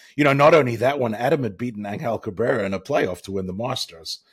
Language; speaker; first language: English; native; English